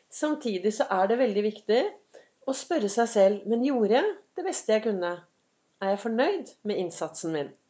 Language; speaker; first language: Norwegian; native; Norwegian